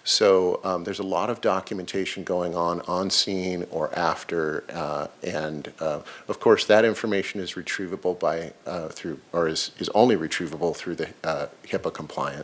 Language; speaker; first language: English; native; English